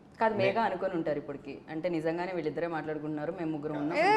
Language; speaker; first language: Telugu; native; Telugu